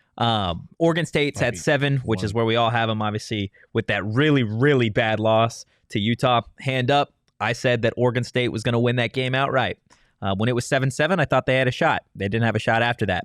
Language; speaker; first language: English; native; English